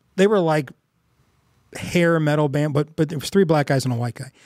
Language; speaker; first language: English; native; English